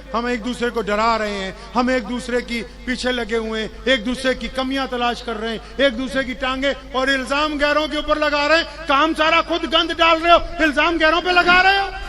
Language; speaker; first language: Urdu; non-native, local second language; Punjabi